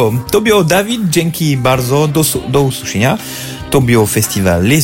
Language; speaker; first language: Polish; non-native, fluent; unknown